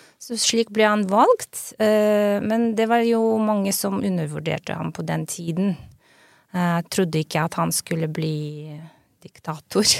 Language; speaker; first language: Norwegian; non-native, fluent; Belarusian